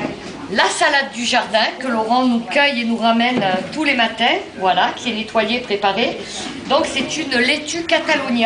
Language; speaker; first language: French; native; French